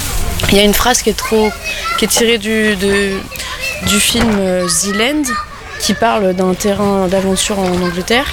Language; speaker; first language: French; native; French